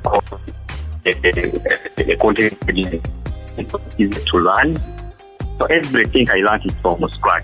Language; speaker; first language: English; non-native, local second language; Kinyarwanda